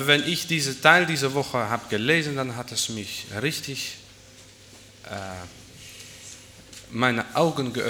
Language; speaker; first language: German; non-native, fluent; Dutch